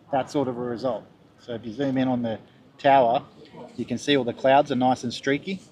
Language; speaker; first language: English; native; English